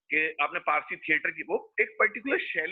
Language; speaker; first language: Hindi; native; Hindi